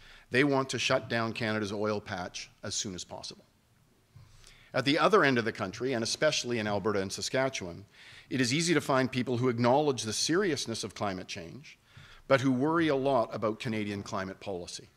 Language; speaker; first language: English; native; English